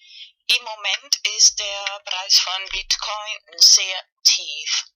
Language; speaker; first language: German; non-native, fluent; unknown